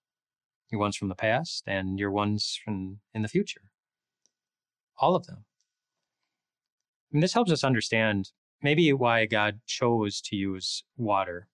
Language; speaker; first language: English; native; English